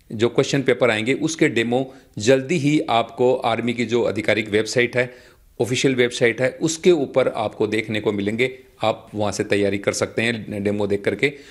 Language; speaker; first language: Hindi; native; Hindi